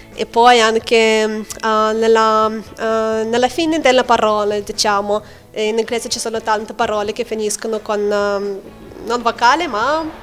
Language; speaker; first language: Italian; non-native, learner; Lithuanian